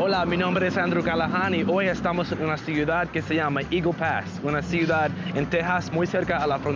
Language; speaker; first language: Spanish; non-native, learner; English